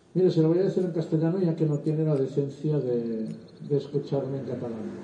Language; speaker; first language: Spanish; non-native, local second language; Catalan